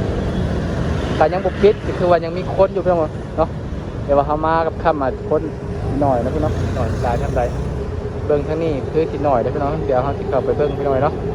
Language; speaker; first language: Thai; non-native, local second language; Lao